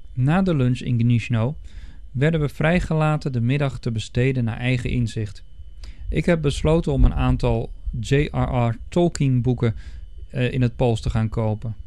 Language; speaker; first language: Dutch; native; Dutch